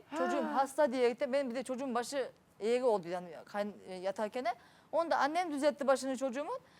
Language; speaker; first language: Turkish; native; Turkish